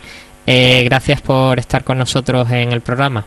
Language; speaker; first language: Spanish; native; Spanish